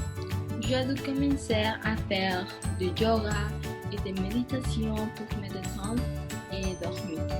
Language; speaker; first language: French; non-native, learner; Spanish